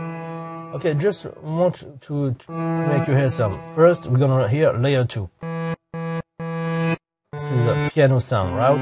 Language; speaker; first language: English; non-native, fluent; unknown